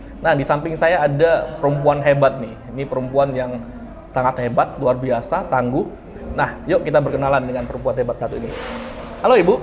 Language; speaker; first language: Indonesian; native; Indonesian